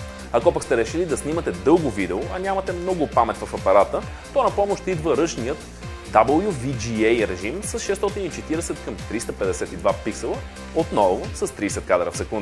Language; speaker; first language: Bulgarian; native; Bulgarian